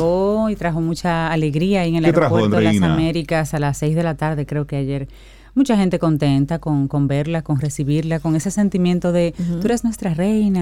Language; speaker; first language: Spanish; native; Spanish